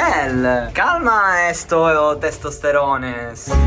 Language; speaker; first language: Spanish; non-native, learner; Italian